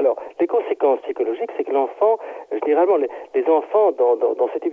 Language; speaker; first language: French; native; French